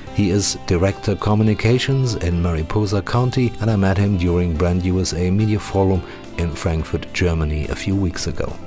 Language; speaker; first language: English; non-native, fluent; German